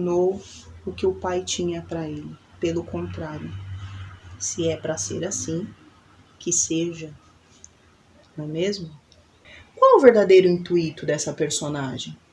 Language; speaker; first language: Portuguese; native; Portuguese